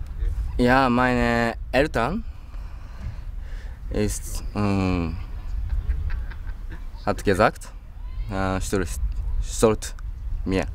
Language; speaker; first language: German; non-native, learner; Japanese